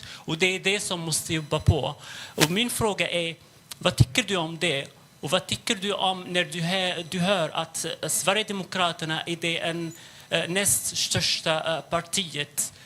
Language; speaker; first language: Swedish; non-native, fluent; Arabic